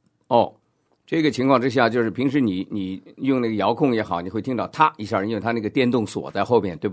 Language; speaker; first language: Chinese; native; Chinese